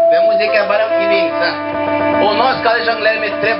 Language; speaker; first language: Norwegian; non-native, learner; Portuguese